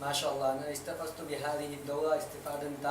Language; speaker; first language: Arabic; non-native, learner; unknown